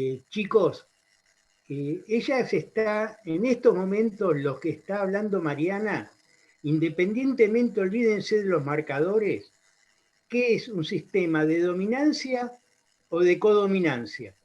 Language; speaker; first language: Spanish; native; Spanish